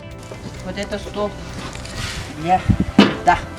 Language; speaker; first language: Russian; non-native, local second language; Yakut